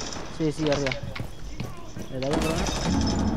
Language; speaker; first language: Spanish; native; Spanish